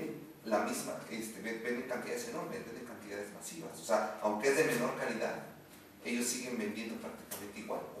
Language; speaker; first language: Spanish; native; Spanish